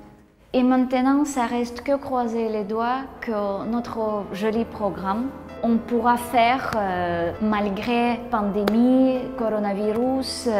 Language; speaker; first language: French; non-native, learner; Russian